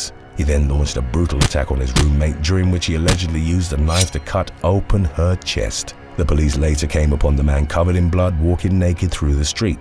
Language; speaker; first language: English; native; English